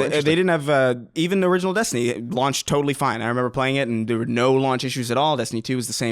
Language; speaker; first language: English; native; English